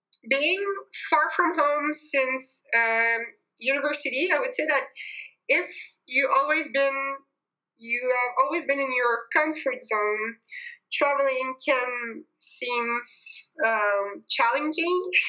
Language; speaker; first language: English; non-native, fluent; French